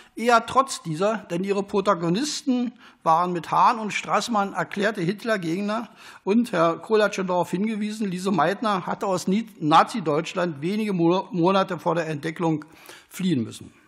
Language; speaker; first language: German; native; German